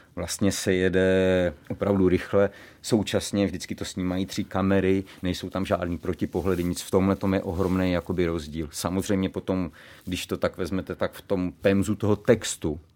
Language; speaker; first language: Czech; native; Czech